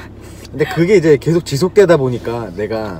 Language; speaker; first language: Korean; native; Korean